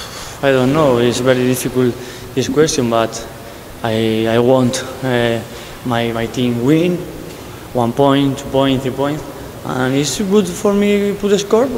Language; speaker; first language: English; non-native, learner; Spanish